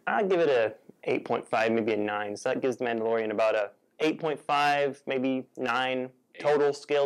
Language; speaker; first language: English; native; English